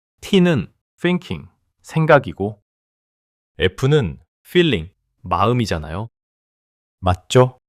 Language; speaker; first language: Korean; non-native, fluent; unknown